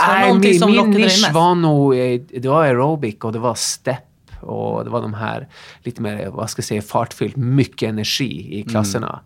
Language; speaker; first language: Swedish; non-native, fluent; Norwegian